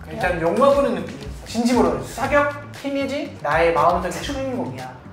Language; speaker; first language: Korean; non-native, fluent; German